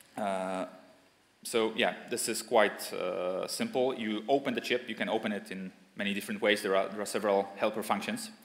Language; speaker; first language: English; non-native, fluent; Polish